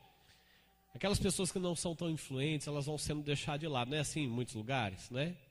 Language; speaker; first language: Portuguese; native; Portuguese